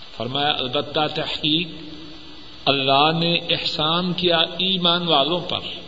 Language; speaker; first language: Urdu; non-native, local second language; Punjabi